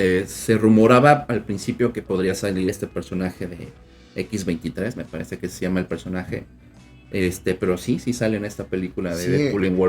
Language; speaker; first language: Spanish; native; Spanish